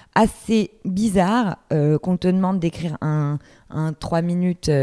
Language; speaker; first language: French; native; French